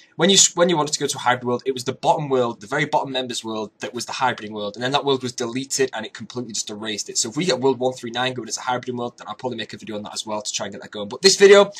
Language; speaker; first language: English; native; English